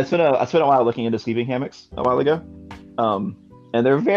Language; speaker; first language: English; native; English